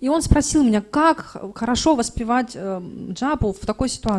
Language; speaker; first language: Russian; native; Russian